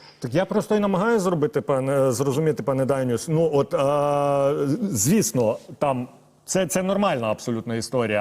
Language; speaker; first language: Ukrainian; native; Ukrainian